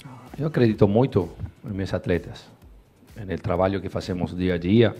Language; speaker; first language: Portuguese; non-native, fluent; Spanish